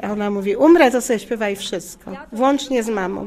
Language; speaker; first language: Polish; native; Polish